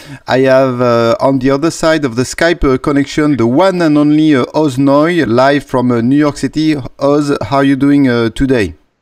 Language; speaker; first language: English; non-native, fluent; French